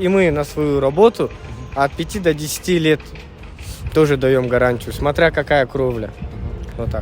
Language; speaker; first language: Russian; native; Russian